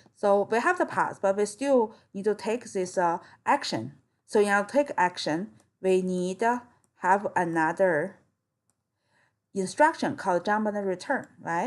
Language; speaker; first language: English; non-native, fluent; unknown